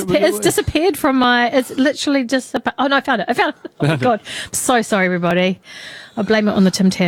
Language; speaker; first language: English; native; English